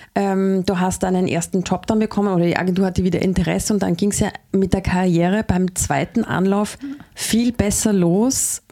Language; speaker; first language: German; native; German